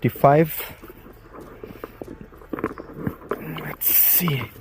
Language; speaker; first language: English; non-native, learner; German